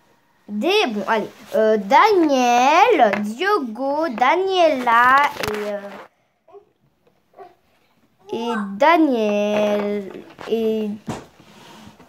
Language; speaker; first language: French; native; French